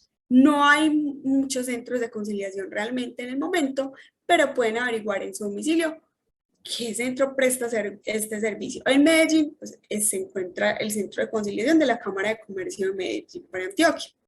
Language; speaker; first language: Spanish; native; Spanish